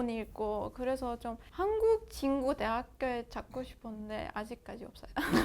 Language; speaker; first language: Korean; non-native, fluent; Persian